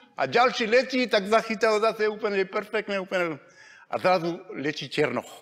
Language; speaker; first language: Slovak; non-native, fluent; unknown